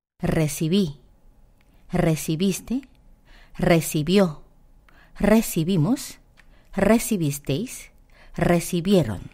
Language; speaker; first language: Spanish; non-native, fluent; Korean